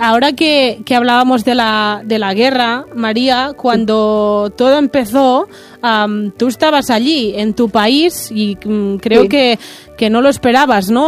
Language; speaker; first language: Spanish; non-native, local second language; Catalan